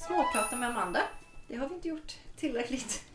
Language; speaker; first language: Swedish; native; Swedish